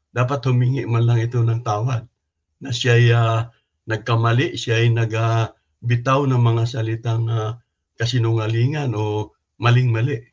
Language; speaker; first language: Filipino; non-native, local second language; Cebuano